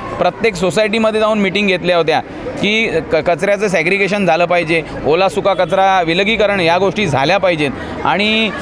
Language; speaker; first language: Marathi; native; Marathi